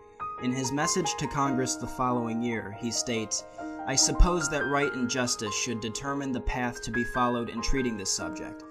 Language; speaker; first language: English; native; English